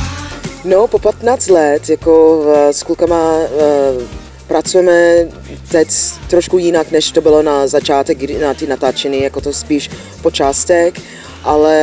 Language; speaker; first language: Czech; non-native, learner; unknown